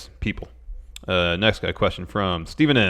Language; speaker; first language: English; native; English